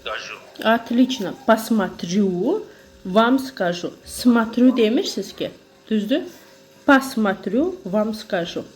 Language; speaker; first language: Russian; non-native, fluent; Azerbaijani